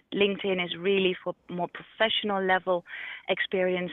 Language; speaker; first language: English; non-native, fluent; Dutch